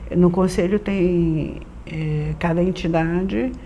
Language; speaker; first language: Portuguese; native; Portuguese